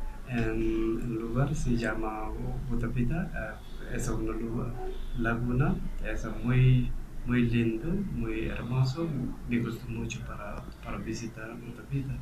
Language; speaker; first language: Spanish; non-native, learner; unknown